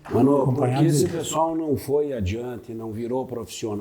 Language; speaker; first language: Portuguese; native; Portuguese